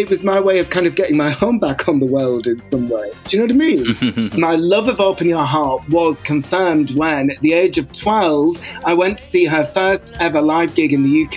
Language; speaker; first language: English; native; English